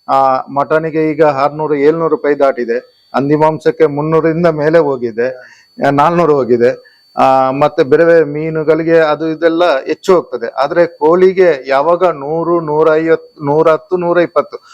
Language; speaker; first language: Kannada; non-native, local second language; Tulu